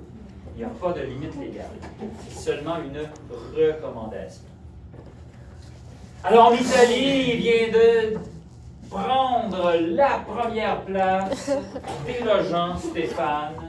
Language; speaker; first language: French; native; French